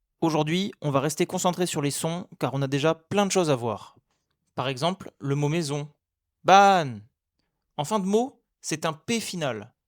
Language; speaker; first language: French; native; French